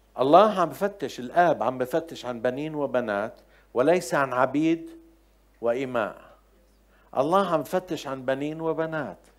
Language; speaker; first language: Arabic; native; Arabic